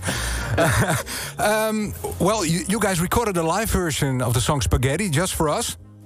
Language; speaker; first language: English; non-native, fluent; Dutch